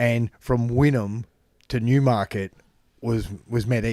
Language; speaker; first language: English; native; English